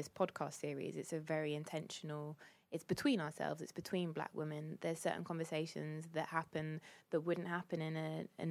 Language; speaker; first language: English; native; English